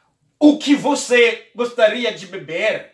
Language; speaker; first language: Portuguese; non-native, learner; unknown